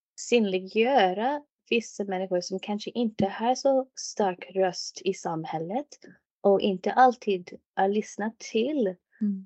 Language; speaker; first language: Swedish; non-native, fluent; English